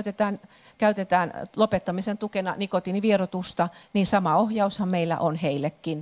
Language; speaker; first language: Finnish; native; Finnish